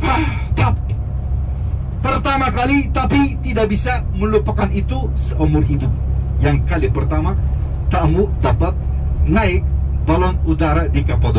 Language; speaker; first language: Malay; non-native, fluent; Turkish